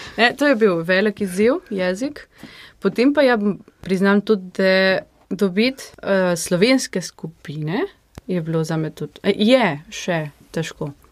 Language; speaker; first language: Slovenian; early bilingual, heritage; Slovenian